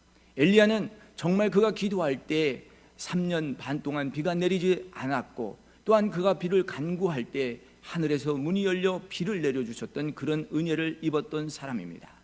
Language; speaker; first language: Korean; native; Korean